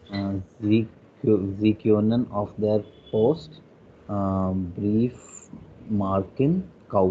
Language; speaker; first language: German; non-native, learner; Hindi